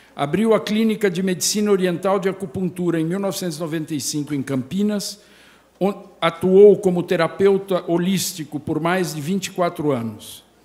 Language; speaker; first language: Portuguese; native; Portuguese